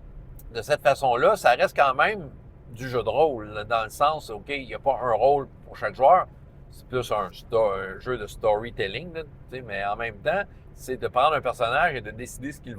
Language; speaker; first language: French; native; French